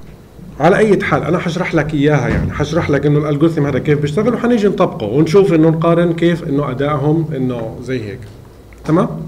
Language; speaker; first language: Arabic; native; Arabic